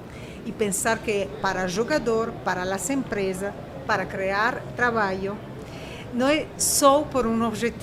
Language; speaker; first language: Portuguese; non-native, fluent; Italian